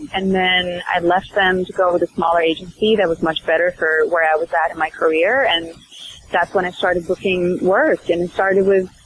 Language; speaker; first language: English; early bilingual, other home language; Swedish